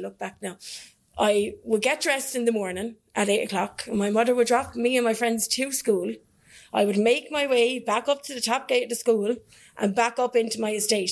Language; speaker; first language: English; native; English